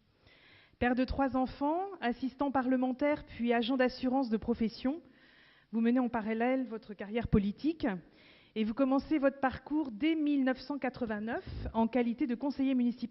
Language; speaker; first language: French; native; French